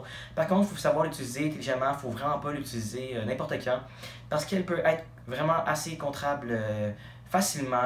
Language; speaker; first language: French; native; French